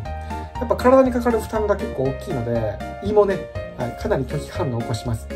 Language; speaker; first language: Japanese; native; Japanese